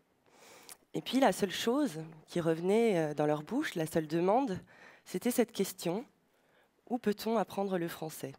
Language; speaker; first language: French; native; French